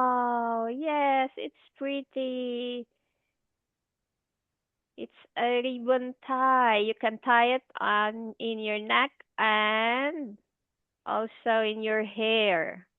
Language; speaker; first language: English; non-native, fluent; Filipino